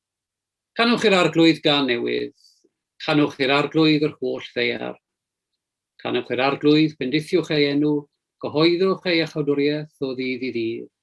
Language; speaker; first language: Welsh; native; Welsh